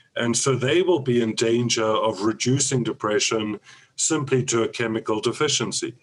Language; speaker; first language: English; native; English